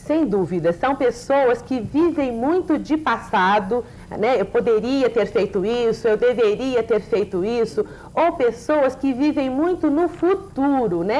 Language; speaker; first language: Portuguese; native; Portuguese